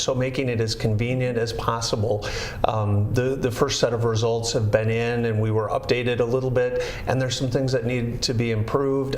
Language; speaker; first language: English; native; English